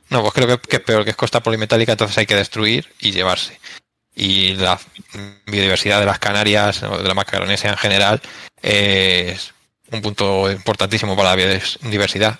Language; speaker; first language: Spanish; native; Spanish